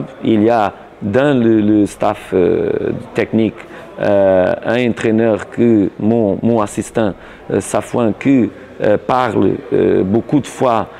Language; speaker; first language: French; non-native, learner; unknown